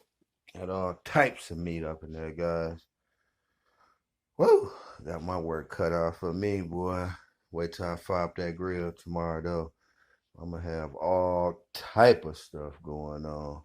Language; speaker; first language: English; native; English